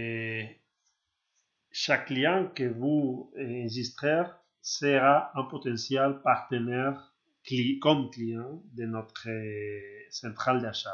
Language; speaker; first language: French; non-native, learner; Spanish